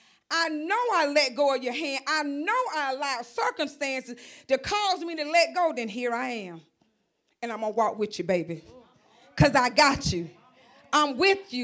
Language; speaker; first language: English; native; English